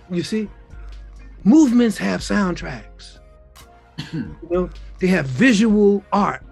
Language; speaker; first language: English; native; English